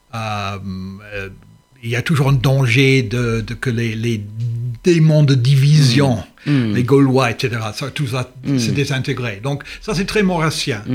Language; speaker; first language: French; non-native, fluent; English